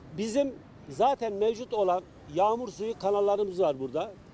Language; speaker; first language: Turkish; native; Turkish